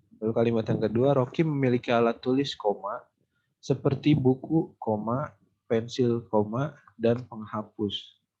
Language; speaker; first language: Indonesian; native; Indonesian